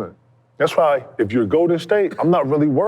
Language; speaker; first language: English; native; English